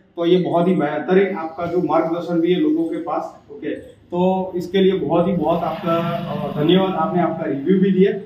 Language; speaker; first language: Hindi; non-native, local second language; Gujarati